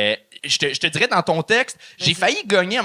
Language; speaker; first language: French; native; French